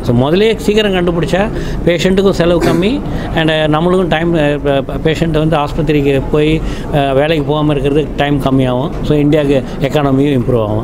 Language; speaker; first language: Tamil; native; Tamil